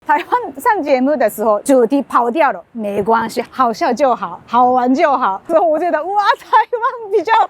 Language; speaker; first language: Chinese; non-native, fluent; Japanese